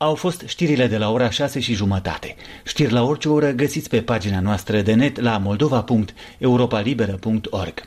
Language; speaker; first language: Romanian; native; Romanian